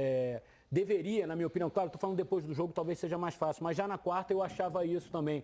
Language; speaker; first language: Portuguese; native; Portuguese